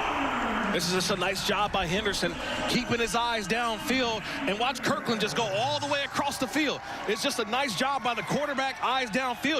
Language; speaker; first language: English; native; English